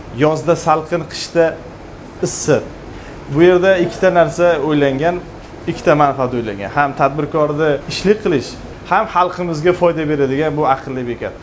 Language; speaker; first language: Uzbek; native; Uzbek